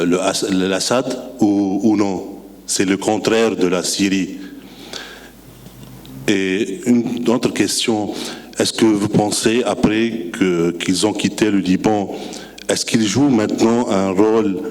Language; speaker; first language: French; non-native, local second language; Arabic